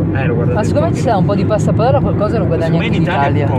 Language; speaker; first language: Italian; native; Italian